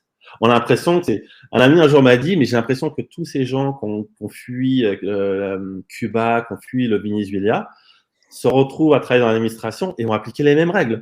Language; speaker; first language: French; native; French